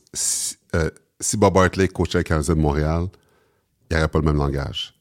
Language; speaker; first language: French; native; French